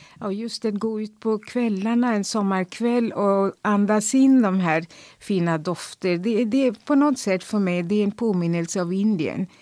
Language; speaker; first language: Swedish; non-native, fluent; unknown